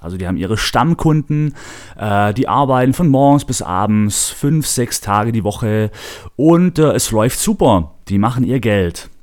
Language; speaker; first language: German; native; German